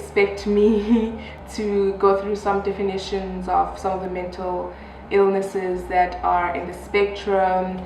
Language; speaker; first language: English; non-native, local second language; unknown